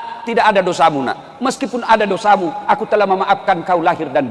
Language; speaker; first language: Indonesian; non-native, local second language; Buginese